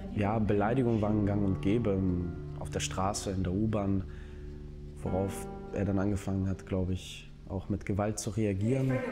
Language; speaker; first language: German; early bilingual, other home language; Russian